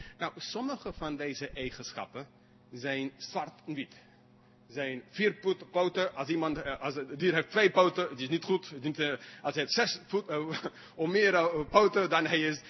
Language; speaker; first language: Dutch; non-native, fluent; English